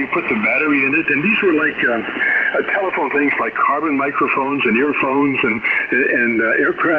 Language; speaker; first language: English; native; English